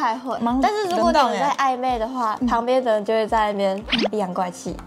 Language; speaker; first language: Chinese; native; Chinese